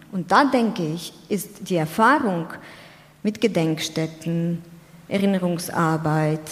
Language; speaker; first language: German; non-native, fluent; Ukrainian